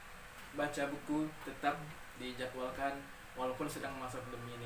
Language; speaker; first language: Indonesian; native; Indonesian